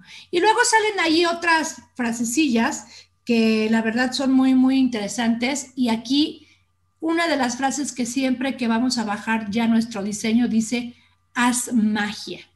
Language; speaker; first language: Spanish; native; Spanish